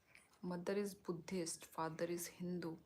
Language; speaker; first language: Hindi; non-native, local second language; Kok Borok